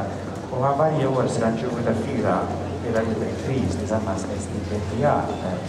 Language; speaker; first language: Swedish; native; Swedish